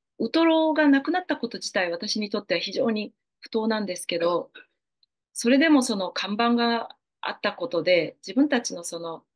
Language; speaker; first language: Japanese; native; Japanese